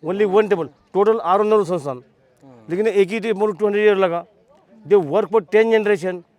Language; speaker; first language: Hindi; non-native, local second language; Marathi